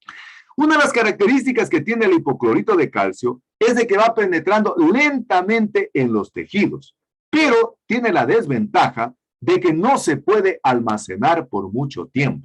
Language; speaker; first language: Spanish; native; Spanish